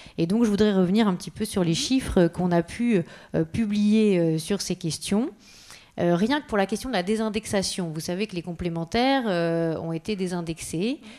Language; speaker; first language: French; native; French